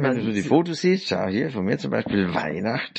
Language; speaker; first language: German; native; German